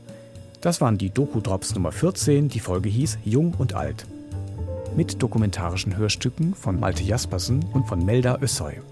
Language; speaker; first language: German; native; German